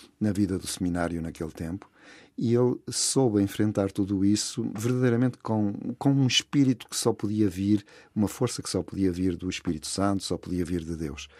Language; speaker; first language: Portuguese; native; Portuguese